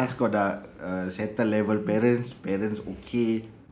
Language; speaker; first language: English; non-native, local second language; Malay